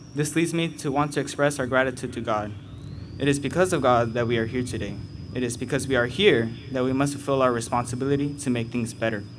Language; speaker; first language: English; early bilingual, other home language; Spanish